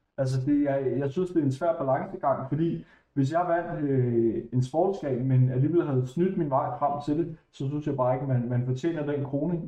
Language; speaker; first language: Danish; native; Danish